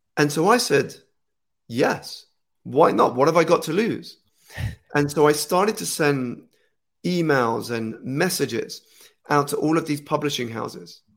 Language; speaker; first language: English; native; English